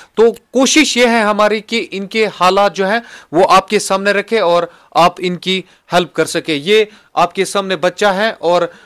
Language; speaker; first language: Hindi; non-native, local second language; Kashmiri